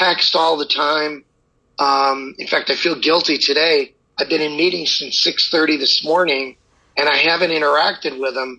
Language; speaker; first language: English; native; English